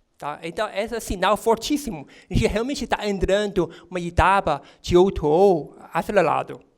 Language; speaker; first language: Portuguese; non-native, fluent; Chinese